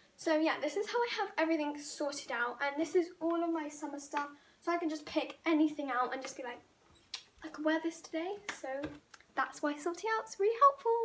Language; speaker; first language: English; native; English